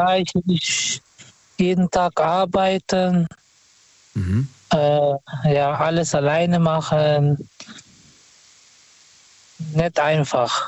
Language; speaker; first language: German; non-native, fluent; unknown